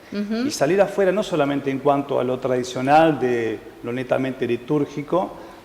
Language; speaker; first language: Spanish; native; Spanish